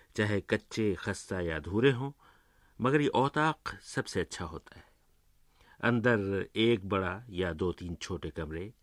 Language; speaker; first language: Urdu; native; Urdu